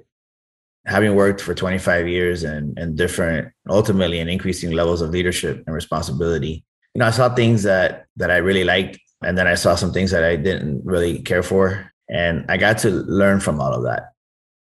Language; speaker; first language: English; native; English